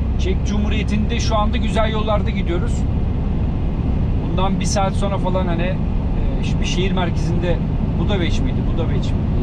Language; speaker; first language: Turkish; native; Turkish